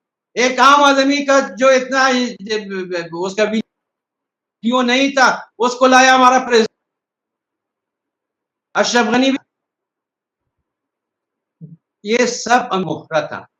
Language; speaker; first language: Hindi; non-native, fluent; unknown